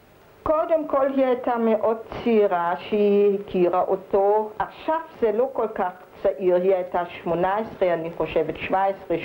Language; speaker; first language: Hebrew; early bilingual, other home language; German